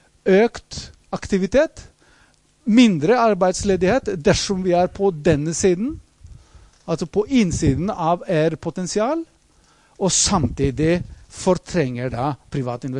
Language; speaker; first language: Norwegian; non-native, fluent; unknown